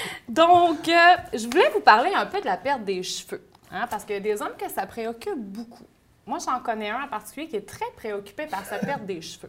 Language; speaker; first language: French; native; French